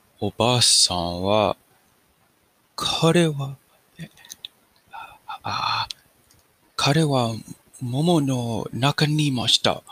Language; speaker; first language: Japanese; non-native, learner; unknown